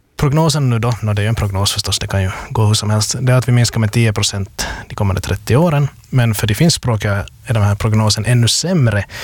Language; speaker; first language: Swedish; native; Swedish